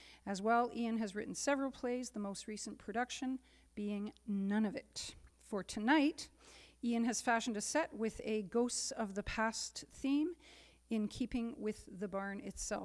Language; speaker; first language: English; native; English